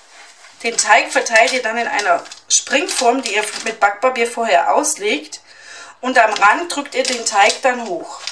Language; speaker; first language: German; native; German